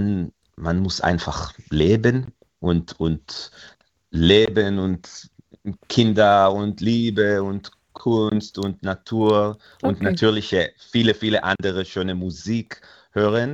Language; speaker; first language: German; non-native, fluent; Hebrew